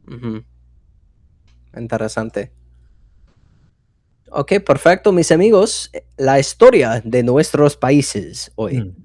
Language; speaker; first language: Spanish; non-native, fluent; English